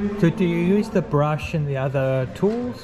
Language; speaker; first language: English; native; English